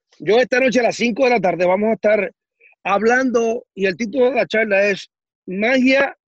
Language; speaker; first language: Spanish; native; Spanish